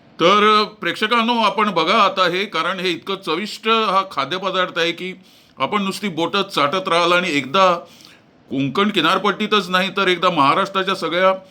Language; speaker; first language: Marathi; non-native, local second language; Konkani